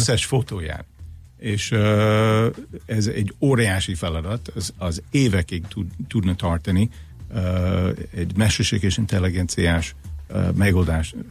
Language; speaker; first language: Hungarian; non-native, fluent; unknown